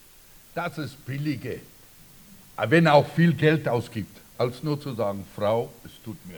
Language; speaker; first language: German; early bilingual, heritage; German